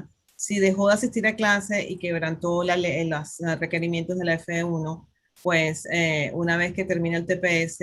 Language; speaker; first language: Spanish; native; Spanish